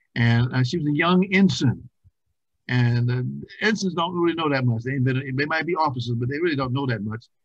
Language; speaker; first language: English; native; English